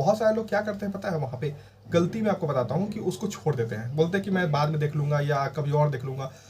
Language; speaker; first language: Hindi; native; Hindi